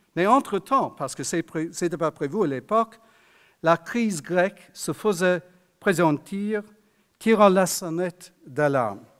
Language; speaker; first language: French; non-native, fluent; English